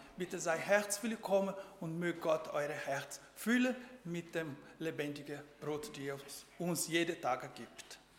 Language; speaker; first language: German; non-native, fluent; Portuguese